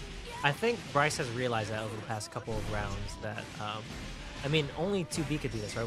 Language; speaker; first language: English; native; English